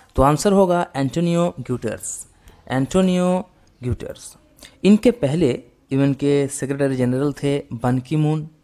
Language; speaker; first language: Hindi; non-native, local second language; Bangla